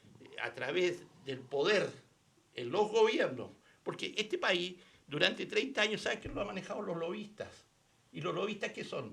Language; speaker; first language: Spanish; native; Spanish